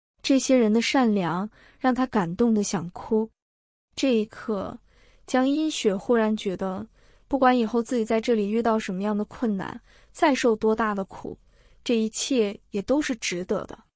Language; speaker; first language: Chinese; native; Chinese